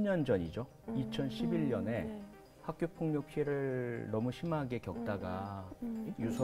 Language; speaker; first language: Korean; native; Korean